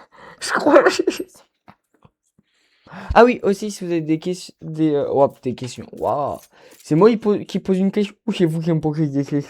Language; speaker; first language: French; native; French